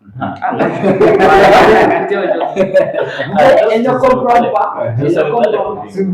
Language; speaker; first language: French; non-native, fluent; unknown